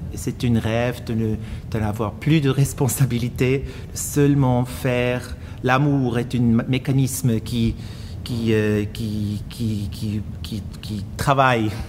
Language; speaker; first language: French; non-native, fluent; German